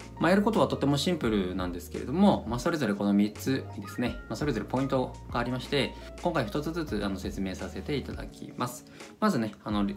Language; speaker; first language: Japanese; native; Japanese